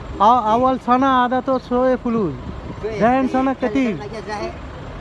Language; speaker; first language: Arabic; non-native, learner; Bangla